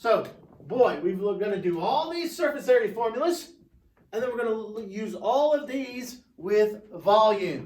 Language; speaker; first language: English; native; English